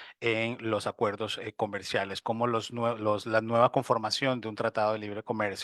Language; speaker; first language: Spanish; native; Spanish